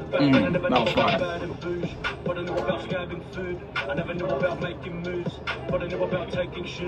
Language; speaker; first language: English; native; English